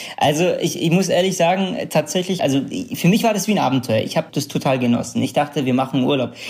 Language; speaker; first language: German; early bilingual, other home language; Kurdish